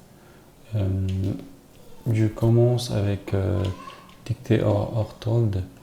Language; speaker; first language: French; non-native, learner; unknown